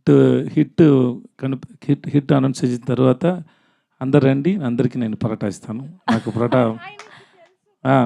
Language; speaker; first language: Telugu; non-native, learner; Tamil